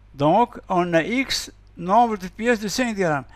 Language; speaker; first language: French; non-native, local second language; Arabic